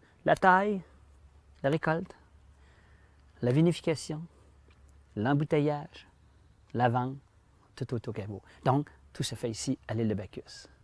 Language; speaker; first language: French; native; French